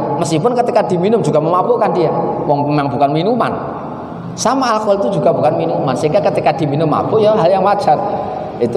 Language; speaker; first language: Indonesian; native; Indonesian